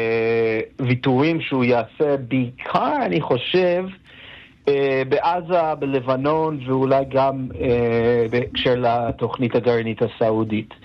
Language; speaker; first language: Hebrew; non-native, fluent; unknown